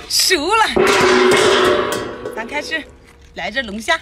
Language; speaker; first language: Chinese; native; Chinese